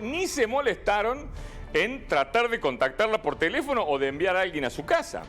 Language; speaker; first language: Spanish; native; Spanish